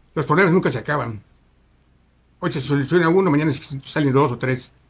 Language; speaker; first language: Spanish; native; Spanish